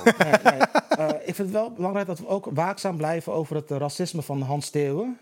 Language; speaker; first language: Dutch; early bilingual, other home language; Turkish